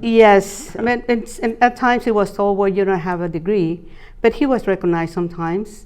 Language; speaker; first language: English; non-native, fluent; Spanish